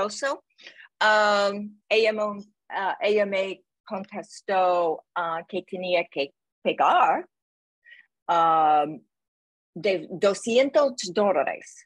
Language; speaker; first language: Spanish; non-native, learner; English